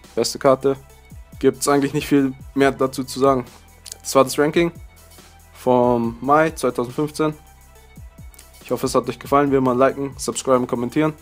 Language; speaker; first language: German; native; German